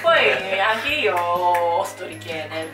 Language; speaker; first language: Italian; non-native, learner; Japanese